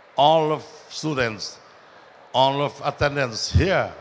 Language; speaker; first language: English; non-native, learner; Vietnamese